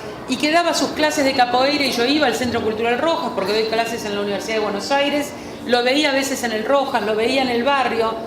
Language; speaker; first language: Spanish; native; Spanish